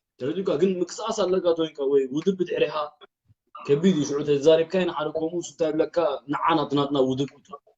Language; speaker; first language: Tigrinya; early bilingual, heritage; Tigrinya